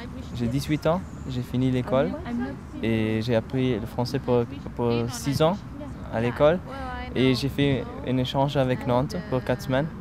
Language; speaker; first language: French; non-native, fluent; German